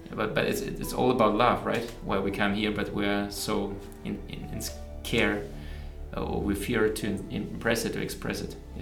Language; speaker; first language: English; non-native, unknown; German